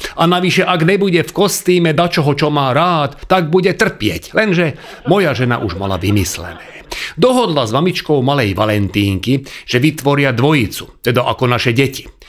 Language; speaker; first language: Slovak; non-native, local second language; Hungarian